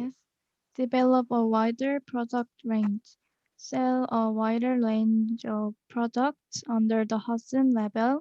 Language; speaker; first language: English; non-native, learner; Korean